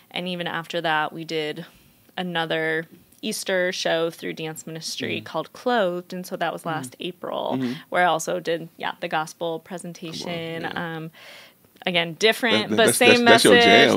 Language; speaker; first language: English; native; English